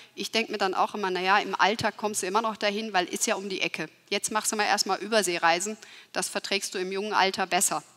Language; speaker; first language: German; early bilingual, other home language; Turkish